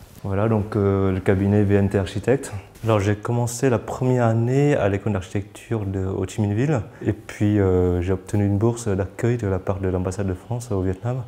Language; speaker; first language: French; non-native, fluent; Vietnamese